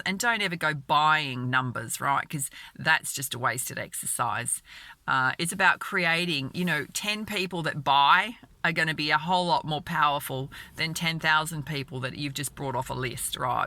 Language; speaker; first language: English; native; English